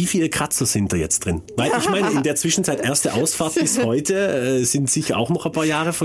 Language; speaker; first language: German; native; German